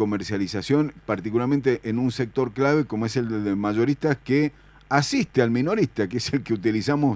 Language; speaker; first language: Spanish; native; Spanish